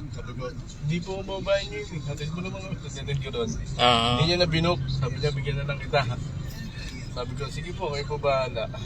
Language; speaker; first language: Filipino; native; Filipino